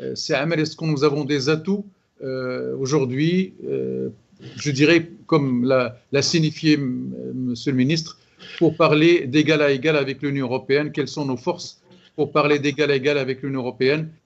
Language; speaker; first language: French; non-native, local second language; Arabic